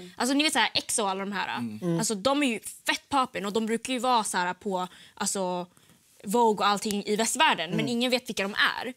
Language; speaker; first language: Swedish; early bilingual, other home language; Vietnamese